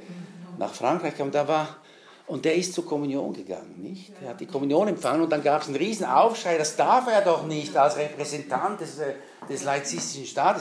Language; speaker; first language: German; native; German